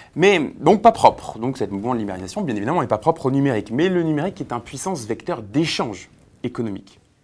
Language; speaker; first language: French; native; French